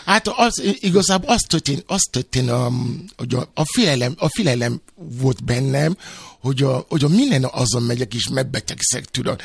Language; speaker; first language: Hungarian; non-native, fluent; Yoruba